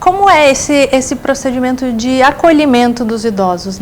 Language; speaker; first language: Portuguese; native; Portuguese